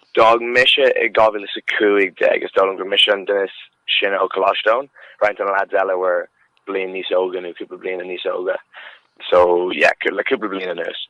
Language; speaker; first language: Irish; non-native, local second language; English